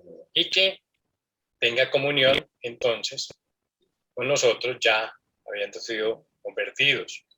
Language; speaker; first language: Spanish; native; Spanish